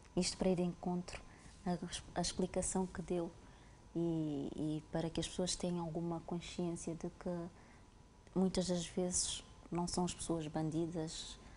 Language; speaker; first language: Portuguese; native; Portuguese